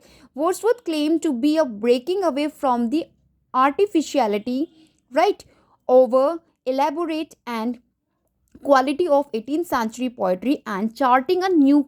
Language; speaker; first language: English; non-native, local second language; Hindi